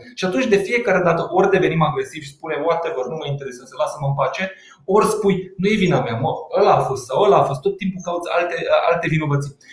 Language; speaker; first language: Romanian; non-native, local second language; Hungarian